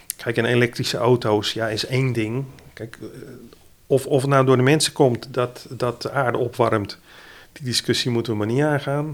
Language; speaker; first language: Dutch; native; Dutch